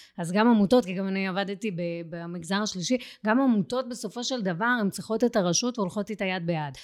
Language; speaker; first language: Hebrew; native; Hebrew